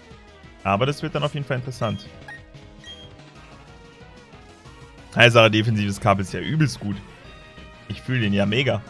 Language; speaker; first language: German; native; German